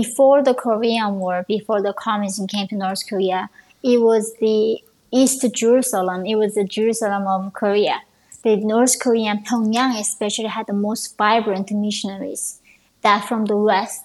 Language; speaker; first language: English; non-native, fluent; Korean